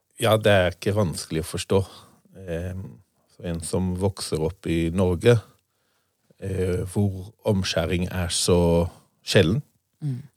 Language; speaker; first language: Norwegian; non-native, fluent; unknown